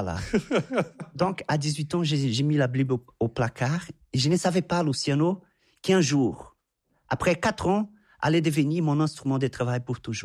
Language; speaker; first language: French; non-native, fluent; Portuguese